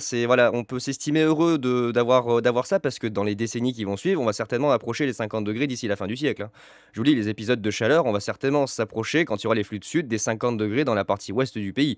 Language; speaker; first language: French; native; French